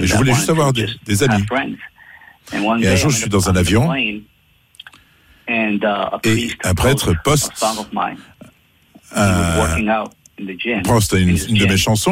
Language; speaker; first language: French; non-native, fluent; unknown